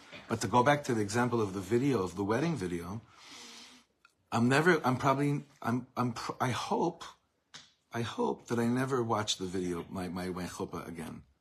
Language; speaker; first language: English; native; English